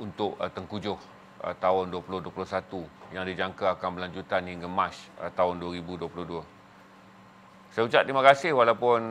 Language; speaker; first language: Malay; native; Malay